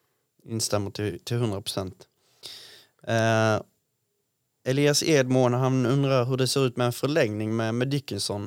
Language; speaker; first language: Swedish; native; Swedish